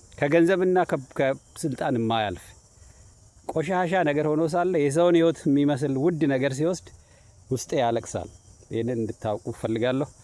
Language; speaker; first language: Amharic; native; Amharic